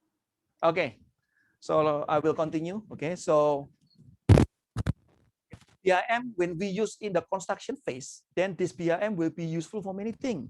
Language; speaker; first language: English; non-native, fluent; Indonesian